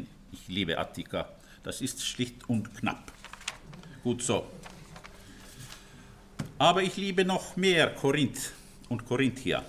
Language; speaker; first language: German; non-native, fluent; Finnish